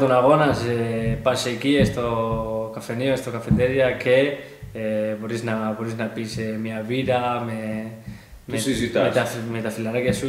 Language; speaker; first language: Greek; non-native, learner; Spanish